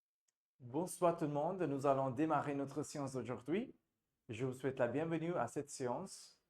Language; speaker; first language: French; non-native, fluent; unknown